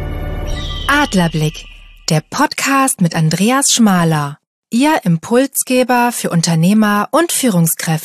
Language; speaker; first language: German; native; German